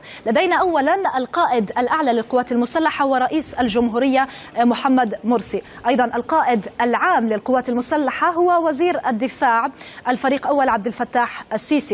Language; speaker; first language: Arabic; native; Arabic